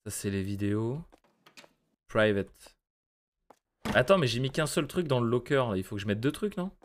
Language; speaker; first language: French; native; French